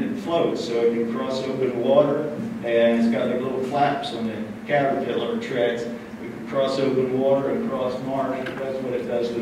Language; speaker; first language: English; native; English